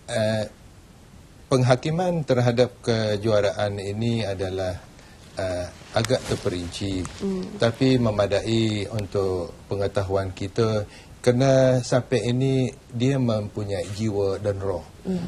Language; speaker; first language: Malay; non-native, local second language; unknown